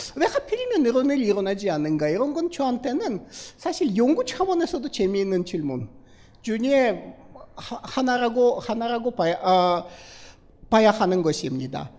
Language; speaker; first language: Korean; non-native, fluent; Russian